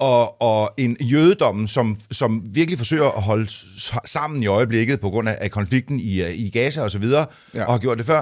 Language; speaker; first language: Danish; native; Danish